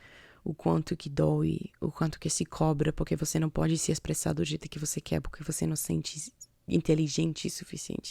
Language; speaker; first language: Portuguese; non-native, fluent; English